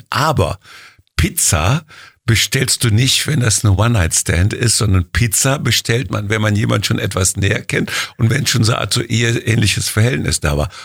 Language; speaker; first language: German; native; German